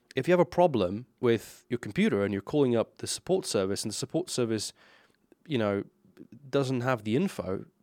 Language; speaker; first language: English; non-native, fluent; Slovenian